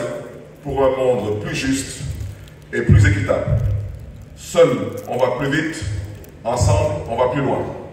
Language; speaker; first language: French; non-native, local second language; Wolof